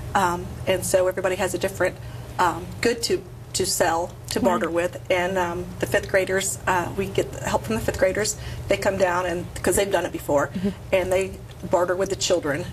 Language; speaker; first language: English; native; English